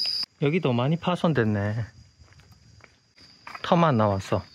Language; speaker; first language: Korean; native; Korean